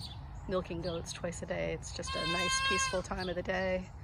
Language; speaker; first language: English; native; English